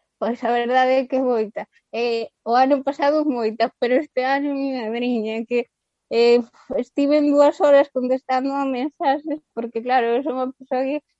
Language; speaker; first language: Galician; non-native, local second language; Spanish